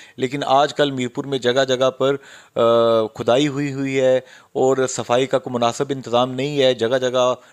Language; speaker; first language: Urdu; non-native, local second language; Pahari-Potwari